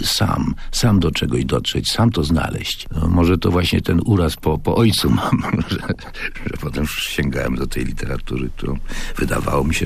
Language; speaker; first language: Polish; native; Polish